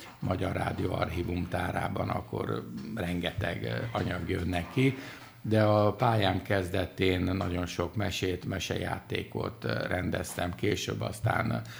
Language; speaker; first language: Hungarian; early bilingual, other home language; Armenian